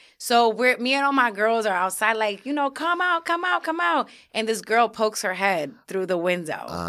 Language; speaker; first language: English; early bilingual, other home language; Spanish